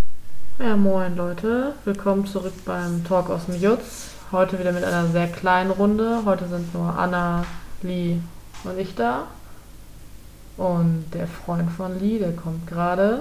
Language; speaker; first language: German; native; German